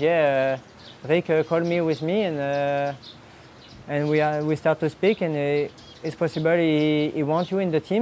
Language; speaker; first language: English; non-native, learner; French